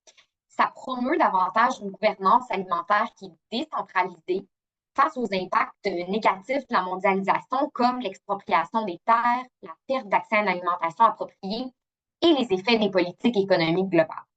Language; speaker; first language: French; native; French